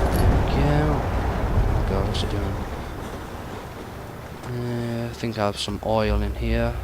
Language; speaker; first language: English; native; English